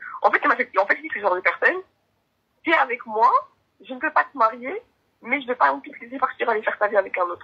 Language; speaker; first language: French; native; French